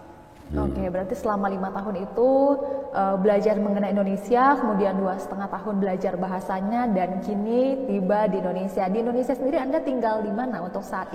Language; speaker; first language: Indonesian; native; Indonesian